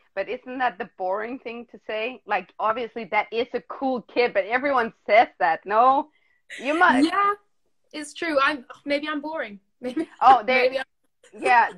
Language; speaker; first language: English; non-native, fluent; Danish